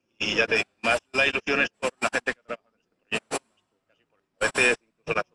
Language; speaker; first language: Spanish; native; Spanish